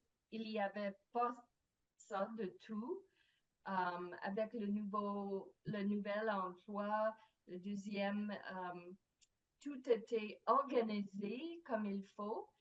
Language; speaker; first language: French; non-native, fluent; English